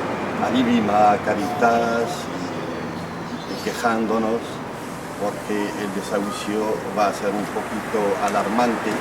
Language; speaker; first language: Spanish; non-native, fluent; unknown